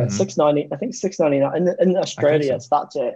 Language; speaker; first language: English; native; English